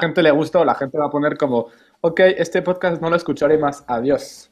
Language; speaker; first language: Spanish; non-native, fluent; French